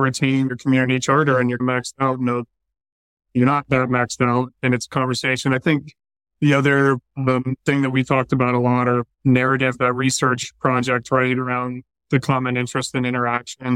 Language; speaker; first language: English; native; English